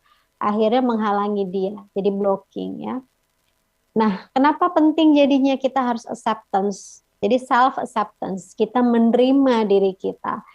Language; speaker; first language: Indonesian; native; Indonesian